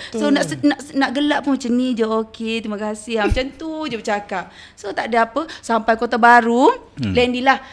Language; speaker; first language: Malay; native; Malay